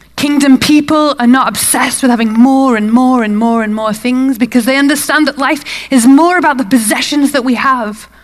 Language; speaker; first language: English; native; English